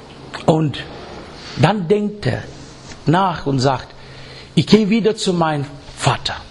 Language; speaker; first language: German; non-native, learner; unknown